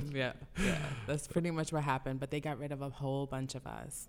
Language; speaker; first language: English; early bilingual, other home language; Spanish